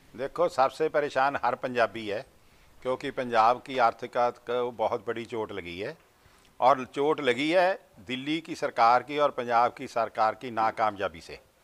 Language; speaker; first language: Hindi; non-native, local second language; Punjabi